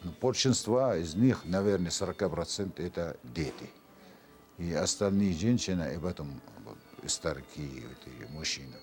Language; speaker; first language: Russian; non-native, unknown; Arabic